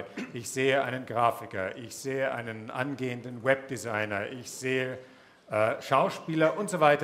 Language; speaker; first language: German; native; German